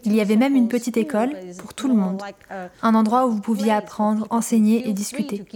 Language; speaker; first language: French; non-native, fluent; Cantonese